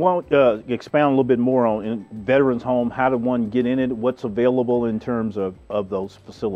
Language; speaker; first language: English; native; English